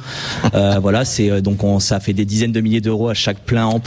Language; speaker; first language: French; native; French